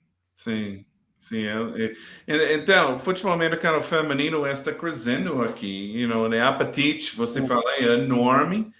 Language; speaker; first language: Portuguese; non-native, learner; English